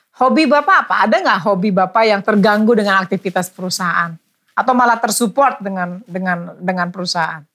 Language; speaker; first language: Indonesian; native; Indonesian